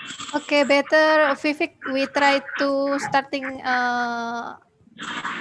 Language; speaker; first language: English; non-native, learner; Indonesian